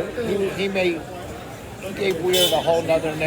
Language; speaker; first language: English; native; English